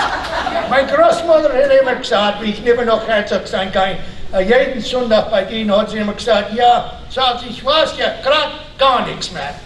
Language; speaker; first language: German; early bilingual, heritage; German